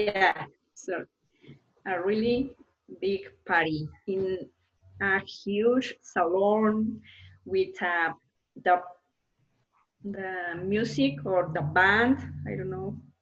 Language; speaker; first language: English; non-native, learner; Spanish